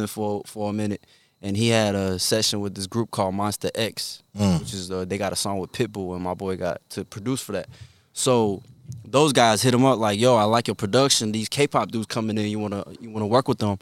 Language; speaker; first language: English; early bilingual, other home language; Korean